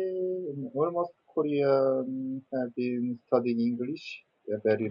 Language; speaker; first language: English; non-native, learner; Korean